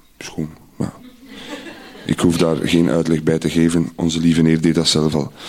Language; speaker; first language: Dutch; native; Dutch